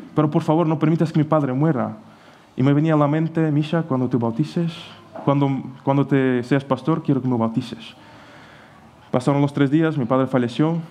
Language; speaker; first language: Spanish; non-native, fluent; Ukrainian